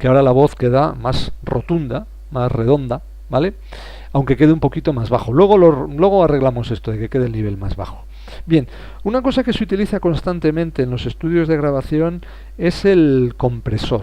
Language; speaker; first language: Spanish; native; Spanish